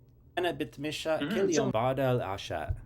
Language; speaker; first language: Arabic; non-native, fluent; English